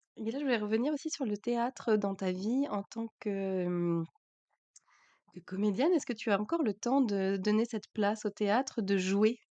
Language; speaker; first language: French; native; French